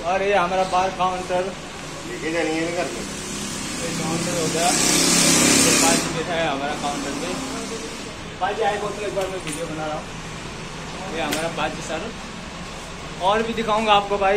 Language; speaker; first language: Hindi; non-native, local second language; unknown